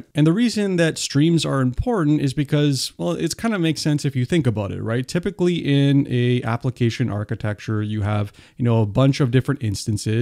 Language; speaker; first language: English; native; English